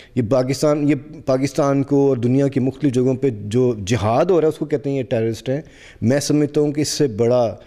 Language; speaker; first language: Urdu; non-native, local second language; Punjabi